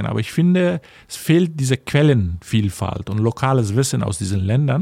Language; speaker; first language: German; non-native, fluent; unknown